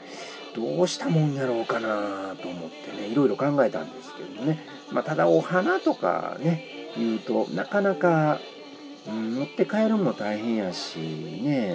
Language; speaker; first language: Japanese; native; Japanese